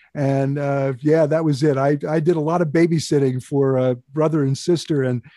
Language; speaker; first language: English; native; English